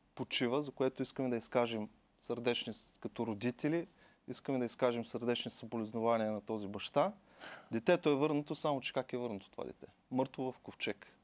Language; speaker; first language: Bulgarian; native; Bulgarian